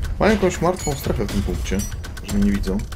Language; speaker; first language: Polish; native; Polish